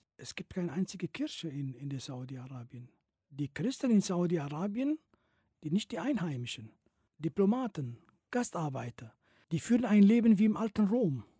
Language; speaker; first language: German; non-native, fluent; Kurdish